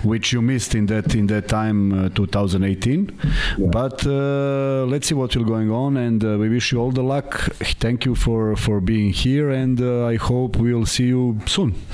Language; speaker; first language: English; non-native, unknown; Serbian